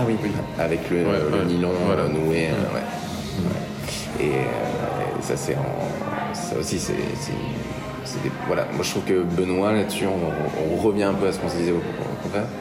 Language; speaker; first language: French; native; French